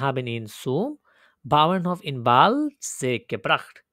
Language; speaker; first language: German; non-native, learner; Bangla